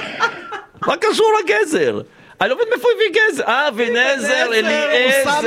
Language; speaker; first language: Hebrew; native; Hebrew